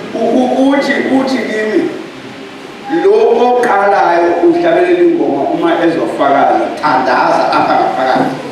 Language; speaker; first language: Zulu; non-native, local second language; Xhosa